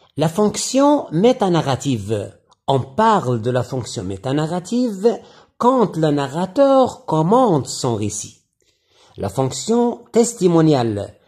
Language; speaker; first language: French; non-native, local second language; Arabic